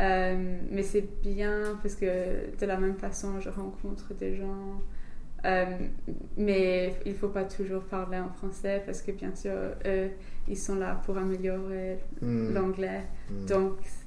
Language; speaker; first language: French; non-native, fluent; English